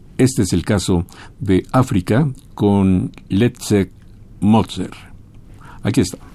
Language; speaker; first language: Spanish; native; Spanish